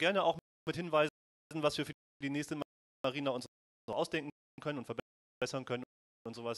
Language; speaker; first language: German; native; German